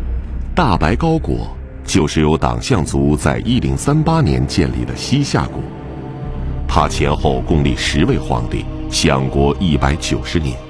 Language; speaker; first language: Chinese; native; Chinese